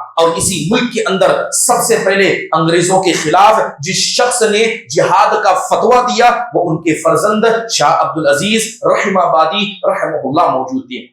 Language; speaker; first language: Urdu; native; Urdu